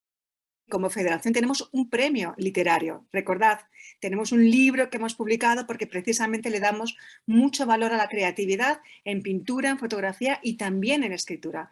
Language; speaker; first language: Spanish; native; Spanish